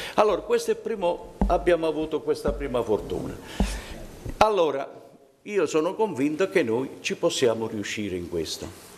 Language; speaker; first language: Italian; native; Italian